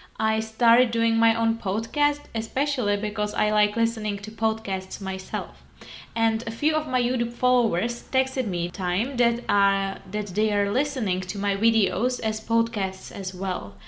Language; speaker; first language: English; non-native, fluent; Czech